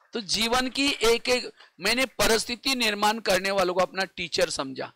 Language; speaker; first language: Hindi; non-native, local second language; Marathi